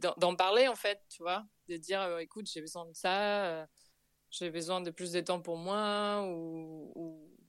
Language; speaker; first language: French; non-native, fluent; Spanish